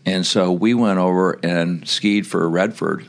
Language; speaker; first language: English; native; English